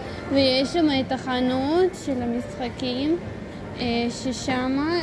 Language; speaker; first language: Hebrew; early bilingual, other home language; Russian